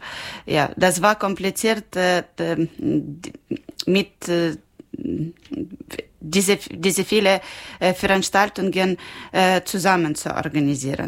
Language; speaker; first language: German; non-native, learner; Ukrainian